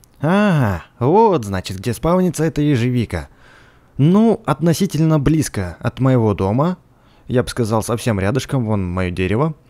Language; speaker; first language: Russian; native; Russian